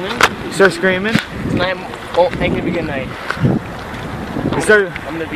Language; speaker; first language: English; native; English